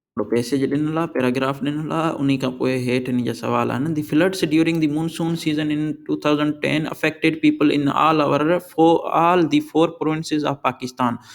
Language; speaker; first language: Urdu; non-native, local second language; Sindhi